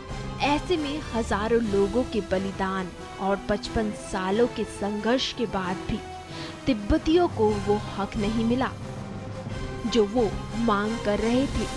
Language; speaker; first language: Hindi; native; Hindi